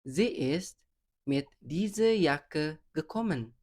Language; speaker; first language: German; non-native, fluent; Indonesian